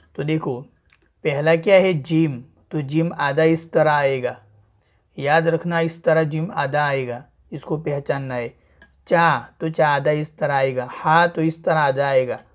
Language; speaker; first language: Hindi; native; Hindi